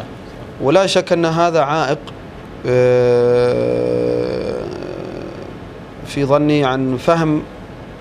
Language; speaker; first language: Arabic; native; Arabic